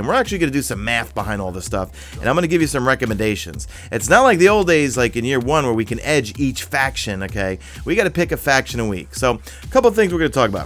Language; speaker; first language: English; native; English